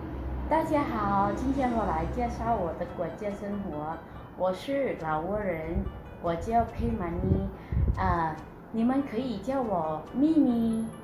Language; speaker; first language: Chinese; non-native, learner; Lao